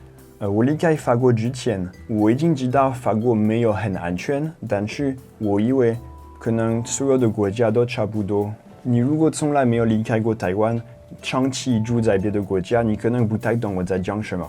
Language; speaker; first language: Chinese; non-native, fluent; French